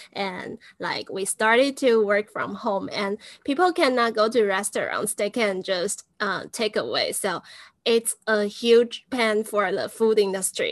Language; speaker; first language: English; non-native, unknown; Chinese